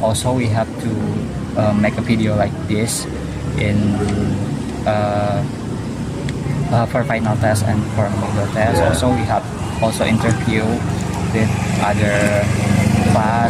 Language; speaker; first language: English; non-native, learner; Indonesian